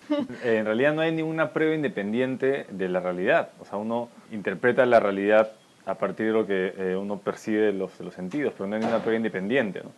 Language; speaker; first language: Spanish; native; Spanish